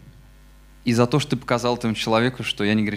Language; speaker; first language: Russian; native; Russian